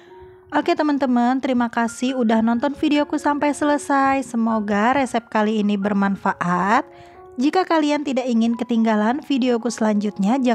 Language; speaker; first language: Indonesian; native; Indonesian